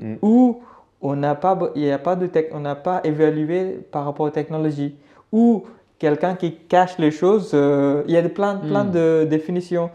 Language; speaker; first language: French; non-native, learner; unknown